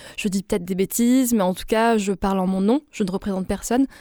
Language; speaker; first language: French; non-native, local second language; Arabic